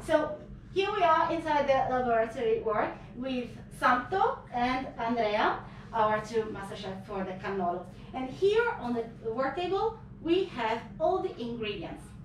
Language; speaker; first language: English; non-native, learner; Italian